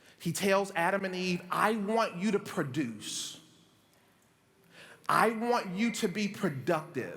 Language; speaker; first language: English; native; English